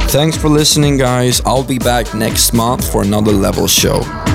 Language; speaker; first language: English; non-native, fluent; Swedish